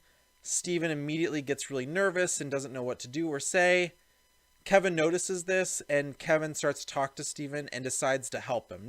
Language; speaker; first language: English; native; English